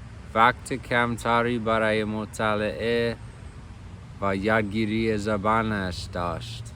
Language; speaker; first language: Persian; non-native, fluent; English